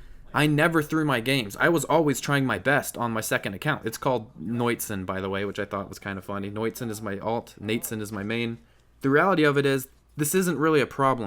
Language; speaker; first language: English; native; English